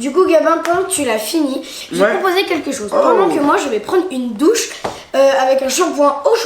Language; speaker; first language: French; native; French